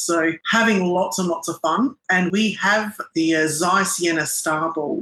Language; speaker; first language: English; non-native, local second language; Arabic